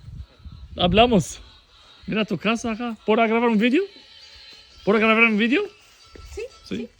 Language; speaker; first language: Spanish; non-native, learner; Albanian